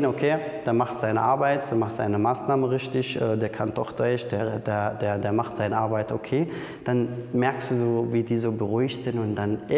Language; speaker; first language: German; non-native, fluent; Arabic